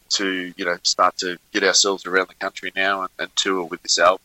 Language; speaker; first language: English; native; English